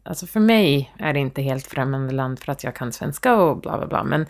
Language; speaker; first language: Swedish; early bilingual, heritage; Swedish